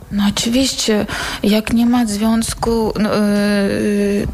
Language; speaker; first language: Polish; non-native, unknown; Ukrainian